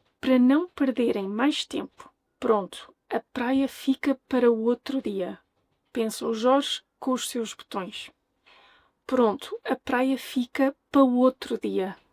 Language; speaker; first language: Portuguese; native; Portuguese